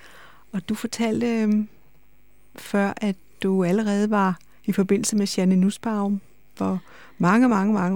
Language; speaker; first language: Danish; native; Danish